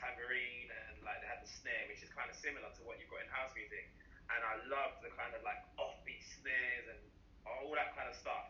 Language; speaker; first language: English; native; English